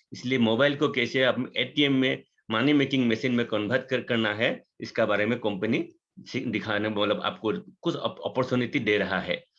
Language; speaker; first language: Hindi; non-native, local second language; Assamese